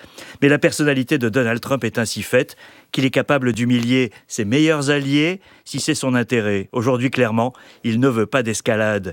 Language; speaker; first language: French; native; French